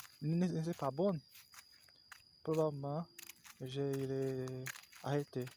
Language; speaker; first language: French; non-native, learner; Portuguese